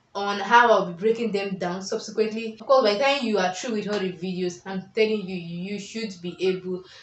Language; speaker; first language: English; non-native, local second language; Yoruba